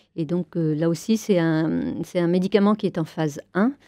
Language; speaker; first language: French; native; French